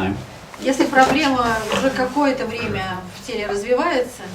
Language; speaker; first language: Russian; native; Russian